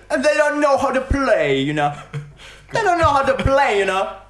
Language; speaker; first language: English; non-native, learner; Russian